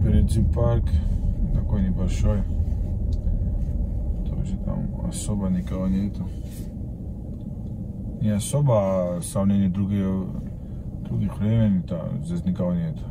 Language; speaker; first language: Russian; non-native, fluent; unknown